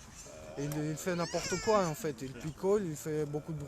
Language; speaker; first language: French; non-native, learner; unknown